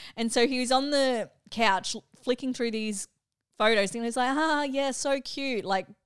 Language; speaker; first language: English; early bilingual, other home language; Filipino